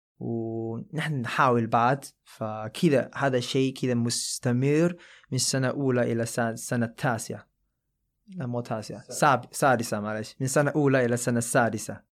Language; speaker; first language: Arabic; non-native, fluent; Chinese